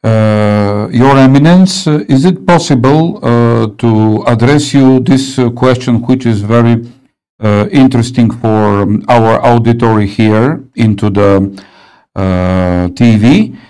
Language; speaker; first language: English; non-native, learner; Bulgarian